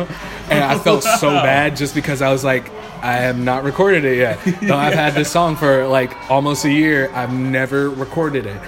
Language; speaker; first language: English; native; English